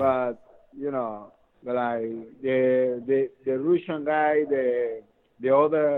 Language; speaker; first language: English; non-native, learner; Spanish